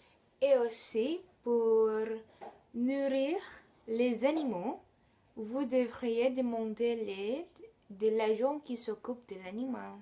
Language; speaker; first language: French; non-native, learner; Indonesian